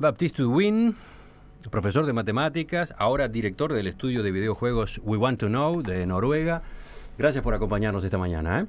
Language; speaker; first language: Spanish; native; Spanish